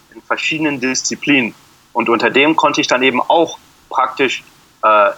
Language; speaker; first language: German; native; German